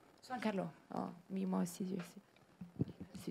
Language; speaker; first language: French; non-native, learner; Italian